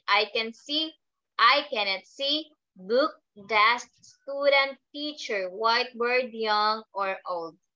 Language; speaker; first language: English; non-native, fluent; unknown